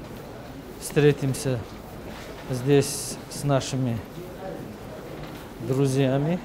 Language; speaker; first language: Russian; native; Russian